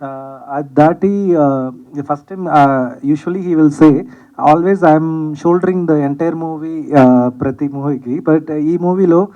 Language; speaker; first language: Telugu; non-native, learner; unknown